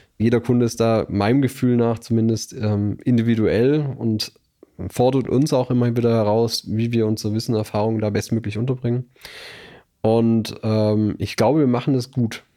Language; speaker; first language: German; native; German